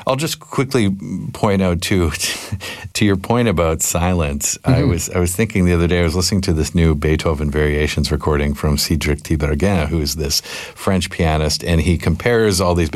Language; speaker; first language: English; native; English